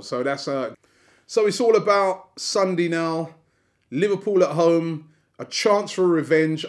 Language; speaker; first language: English; native; English